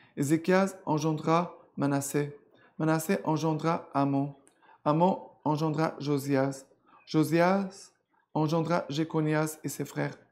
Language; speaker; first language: French; non-native, fluent; Portuguese